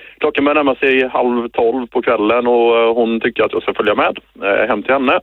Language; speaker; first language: Swedish; native; Swedish